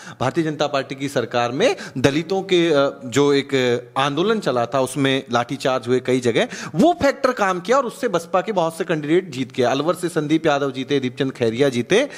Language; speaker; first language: Hindi; native; Hindi